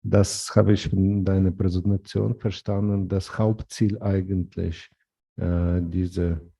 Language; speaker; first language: German; non-native, fluent; Ukrainian